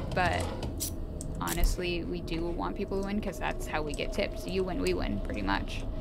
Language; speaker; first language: English; native; English